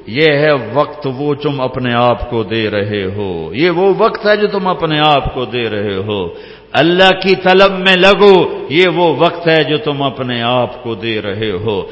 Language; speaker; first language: Urdu; native; Urdu